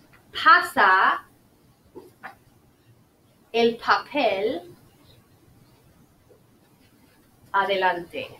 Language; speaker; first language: Spanish; non-native, fluent; English